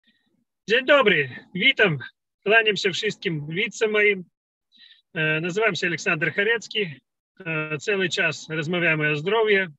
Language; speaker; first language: Polish; non-native, learner; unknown